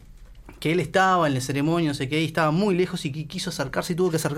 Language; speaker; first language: Spanish; native; Spanish